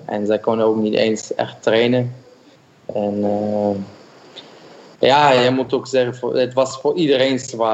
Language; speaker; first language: Dutch; non-native, fluent; German